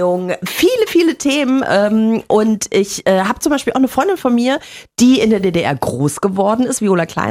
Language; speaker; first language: German; native; German